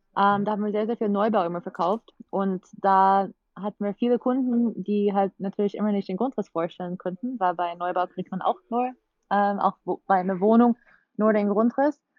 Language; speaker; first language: German; non-native, fluent; English